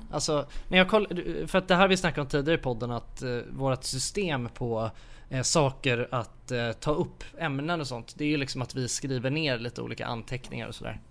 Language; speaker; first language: Swedish; native; Swedish